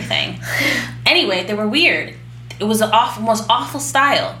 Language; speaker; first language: English; native; English